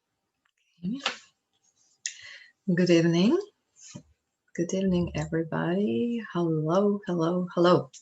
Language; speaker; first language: English; non-native, fluent; Russian